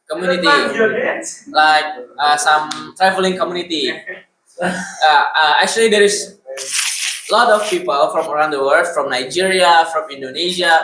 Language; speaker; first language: English; non-native, learner; Indonesian